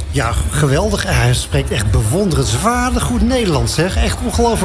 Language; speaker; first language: Dutch; native; Dutch